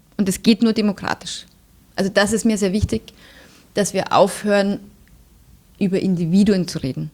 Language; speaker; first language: German; native; German